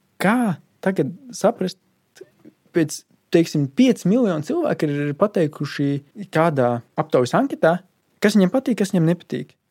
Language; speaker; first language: Latvian; native; Latvian